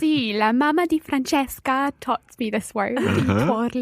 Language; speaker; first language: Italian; non-native, learner; English